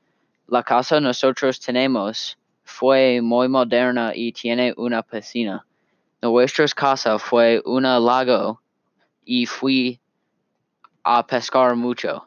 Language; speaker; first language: Spanish; non-native, learner; English